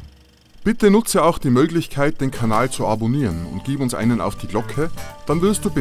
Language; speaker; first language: German; native; German